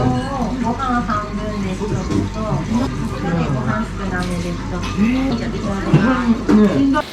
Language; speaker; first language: Japanese; native; Japanese